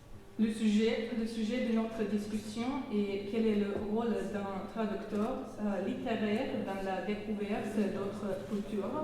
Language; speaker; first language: French; non-native, fluent; Serbian